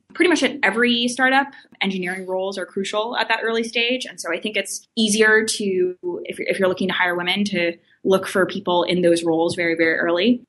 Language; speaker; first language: English; native; English